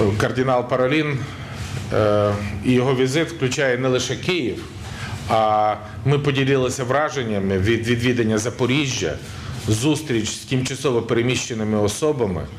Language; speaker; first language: Ukrainian; native; Ukrainian